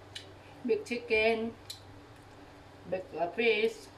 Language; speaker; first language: English; non-native, learner; Cebuano